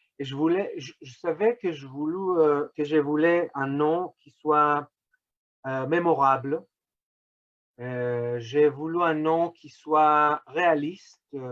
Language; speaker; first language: French; non-native, fluent; Hebrew